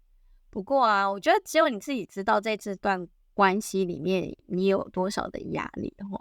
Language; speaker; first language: Chinese; native; Chinese